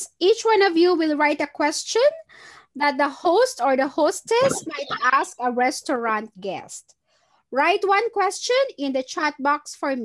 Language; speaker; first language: English; non-native, fluent; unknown